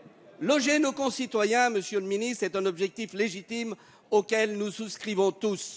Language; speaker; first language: French; native; French